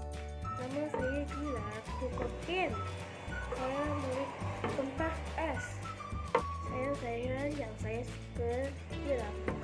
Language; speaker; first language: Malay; non-native, local second language; Chinese